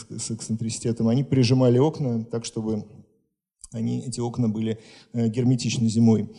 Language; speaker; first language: Russian; native; Russian